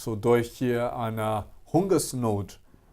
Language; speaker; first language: German; non-native, fluent; Chinese